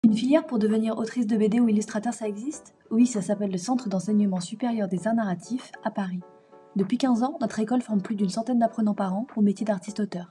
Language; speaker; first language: French; native; French